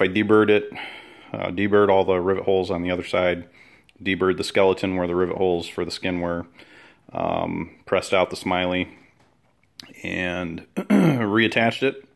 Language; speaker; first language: English; native; English